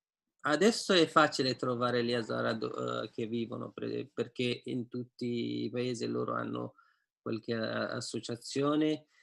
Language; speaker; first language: Italian; non-native, fluent; Persian